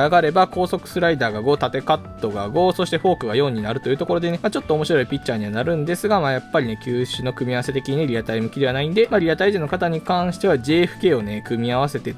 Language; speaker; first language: Japanese; native; Japanese